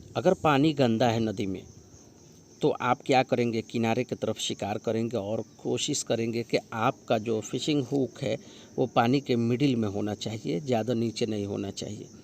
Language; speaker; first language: Hindi; native; Hindi